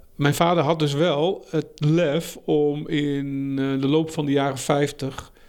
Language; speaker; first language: Dutch; early bilingual, other home language; German